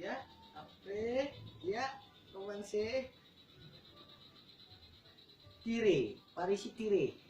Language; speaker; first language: French; non-native, learner; Indonesian